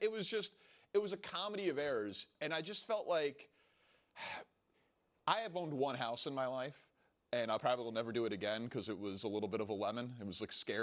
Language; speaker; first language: English; native; English